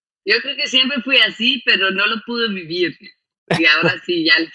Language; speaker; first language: Spanish; non-native, fluent; German